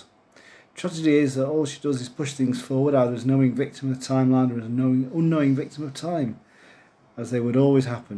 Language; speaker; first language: English; native; English